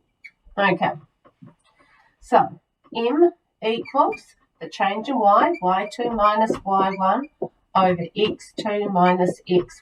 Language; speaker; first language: English; native; English